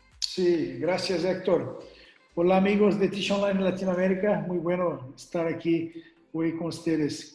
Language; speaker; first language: Spanish; non-native, learner; Portuguese